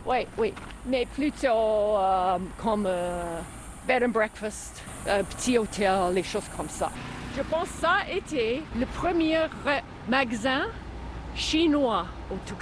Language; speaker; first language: French; non-native, fluent; English